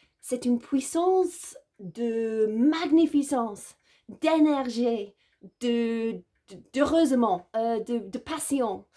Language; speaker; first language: French; non-native, learner; English